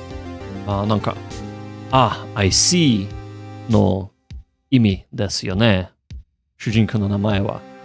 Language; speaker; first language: Japanese; non-native, learner; English